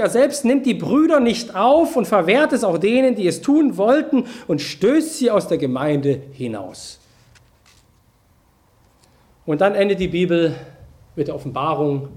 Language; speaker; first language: German; native; German